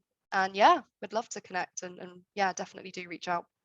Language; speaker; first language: English; native; English